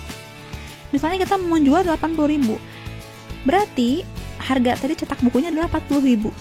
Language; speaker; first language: Indonesian; native; Indonesian